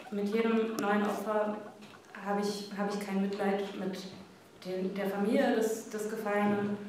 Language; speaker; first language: German; native; German